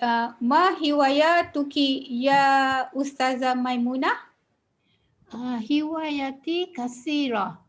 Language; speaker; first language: Arabic; non-native, learner; Malay